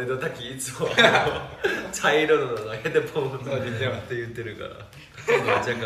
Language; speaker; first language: Japanese; non-native, fluent; Chinese